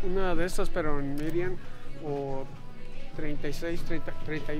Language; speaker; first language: Spanish; native; Spanish